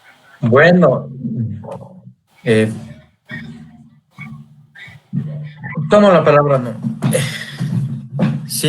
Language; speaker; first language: Spanish; native; Spanish